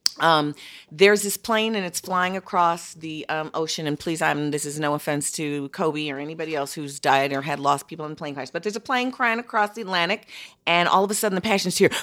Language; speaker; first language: English; native; English